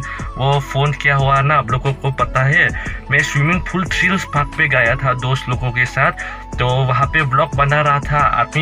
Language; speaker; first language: Hindi; non-native, learner; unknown